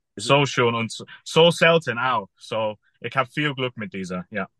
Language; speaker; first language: German; non-native, learner; English